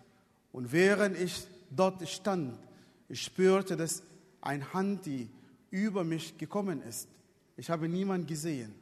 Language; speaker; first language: German; non-native, fluent; Arabic